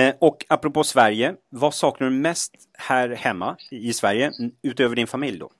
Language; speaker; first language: Swedish; native; Swedish